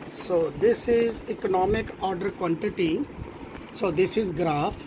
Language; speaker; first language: English; non-native, local second language; Punjabi